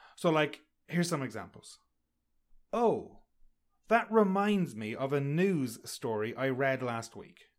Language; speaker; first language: English; native; English